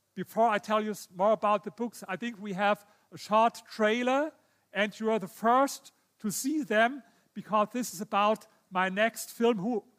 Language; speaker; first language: English; non-native, fluent; German